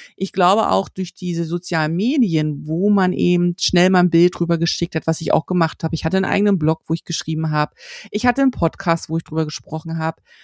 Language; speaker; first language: German; native; German